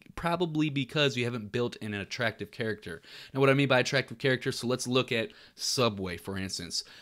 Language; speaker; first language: English; native; English